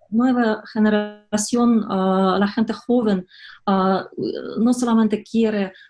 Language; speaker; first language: Spanish; non-native, fluent; Russian